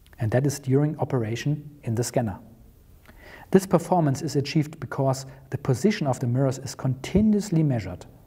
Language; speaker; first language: English; non-native, fluent; German